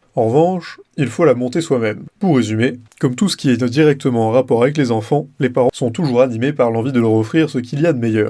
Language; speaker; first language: French; native; French